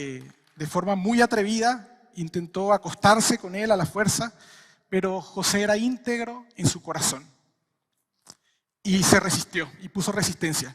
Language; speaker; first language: Spanish; native; Spanish